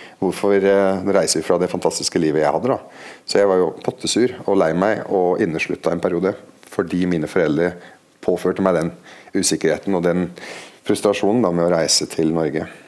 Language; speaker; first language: Norwegian; non-native, fluent; Arabic